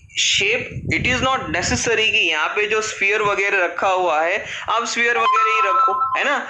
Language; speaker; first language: Hindi; non-native, local second language; Gujarati